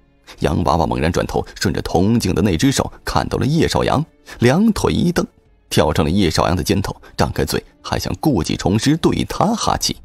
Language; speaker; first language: Chinese; native; Chinese